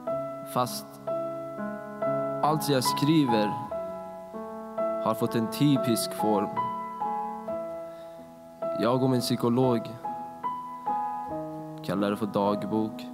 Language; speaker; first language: Swedish; non-native, fluent; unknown